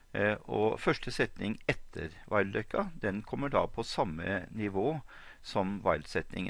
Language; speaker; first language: Norwegian; native; Norwegian